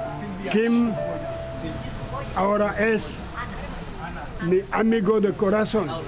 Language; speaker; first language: Spanish; non-native, learner; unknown